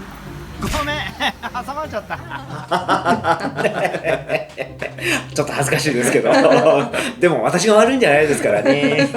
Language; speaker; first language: Japanese; native; Japanese